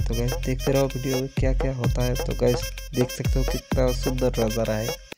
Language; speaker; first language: Hindi; non-native, local second language; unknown